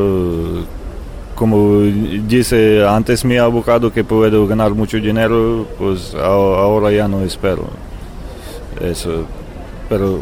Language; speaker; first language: Spanish; non-native, learner; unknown